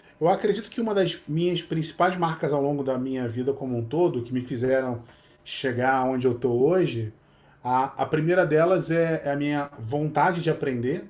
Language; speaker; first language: Portuguese; native; Portuguese